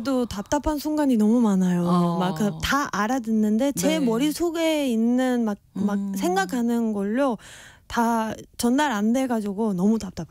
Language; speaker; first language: Korean; non-native, fluent; Spanish